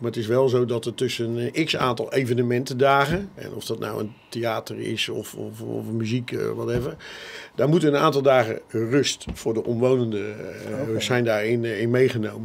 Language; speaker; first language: Dutch; native; Dutch